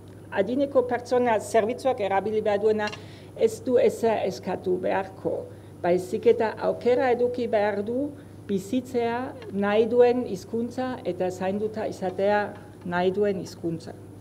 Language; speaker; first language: Basque; non-native, fluent; German